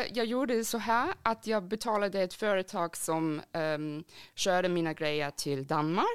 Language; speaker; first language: Swedish; non-native, fluent; German